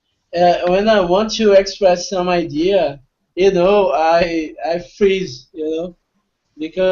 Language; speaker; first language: English; non-native, fluent; Portuguese